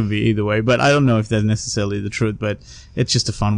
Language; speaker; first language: English; non-native, local second language; Sinhala